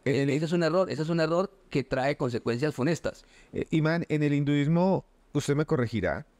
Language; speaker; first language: Spanish; native; Spanish